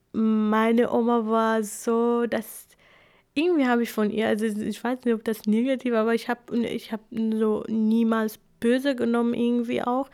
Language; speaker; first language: German; early bilingual, other home language; Kurdish